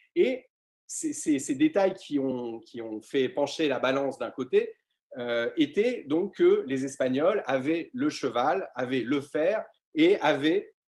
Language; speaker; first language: French; native; French